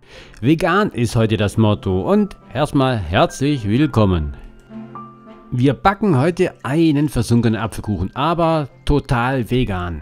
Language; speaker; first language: German; native; German